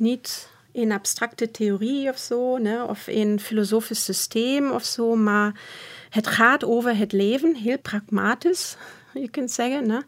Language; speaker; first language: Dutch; non-native, fluent; German